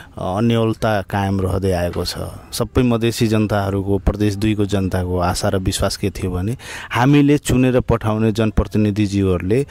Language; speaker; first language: Nepali; non-native, local second language; Bhojpuri